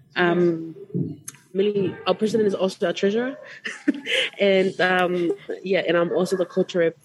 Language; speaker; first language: English; non-native, fluent; Tongan